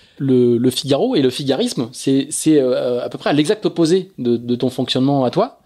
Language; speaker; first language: French; native; French